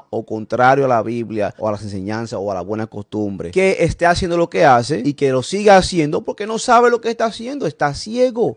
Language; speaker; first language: Spanish; native; Spanish